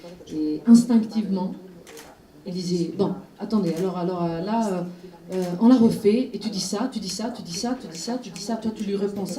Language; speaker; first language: French; non-native, fluent; Italian